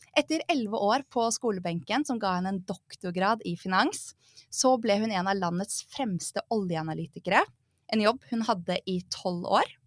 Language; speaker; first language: Norwegian; native; Norwegian